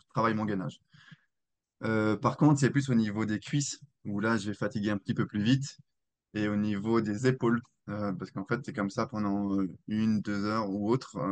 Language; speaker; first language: French; native; French